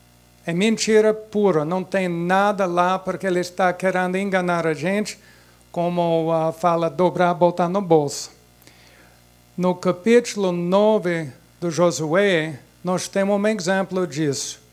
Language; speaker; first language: Portuguese; non-native, fluent; English